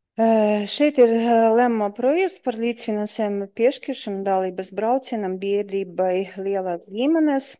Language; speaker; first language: Latvian; non-native, local second language; Russian